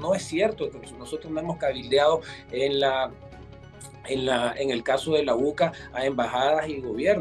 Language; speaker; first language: Spanish; native; Spanish